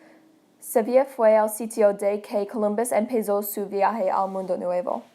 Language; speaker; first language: Spanish; non-native, learner; English